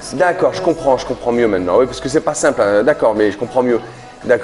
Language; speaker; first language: French; native; French